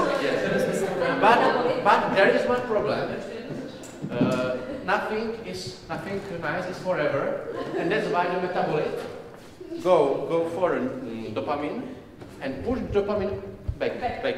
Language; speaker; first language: English; non-native, learner; Czech